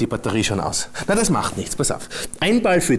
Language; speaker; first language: German; native; German